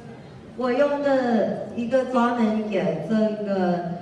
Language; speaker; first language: Chinese; early bilingual, heritage; Chinese